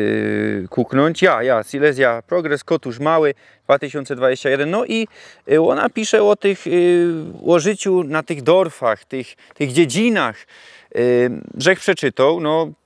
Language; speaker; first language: Polish; non-native, local second language; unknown